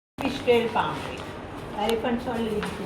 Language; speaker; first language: English; non-native, learner; Sinhala